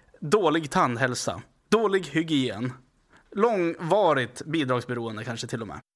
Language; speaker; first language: Swedish; native; Swedish